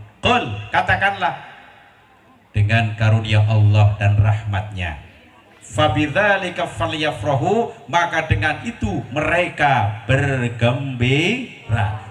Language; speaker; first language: Indonesian; non-native, local second language; Javanese